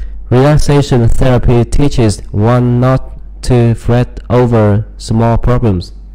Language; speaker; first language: English; non-native, fluent; Vietnamese